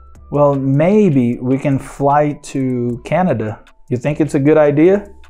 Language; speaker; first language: English; non-native, fluent; Portuguese